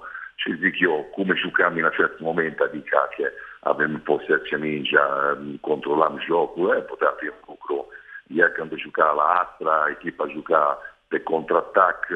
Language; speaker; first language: Romanian; non-native, fluent; Italian